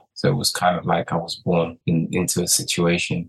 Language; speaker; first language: English; early bilingual, other home language; Portuguese